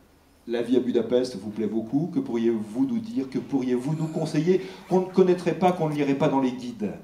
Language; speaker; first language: French; native; French